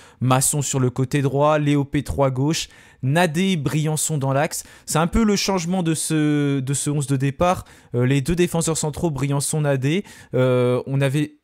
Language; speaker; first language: French; native; French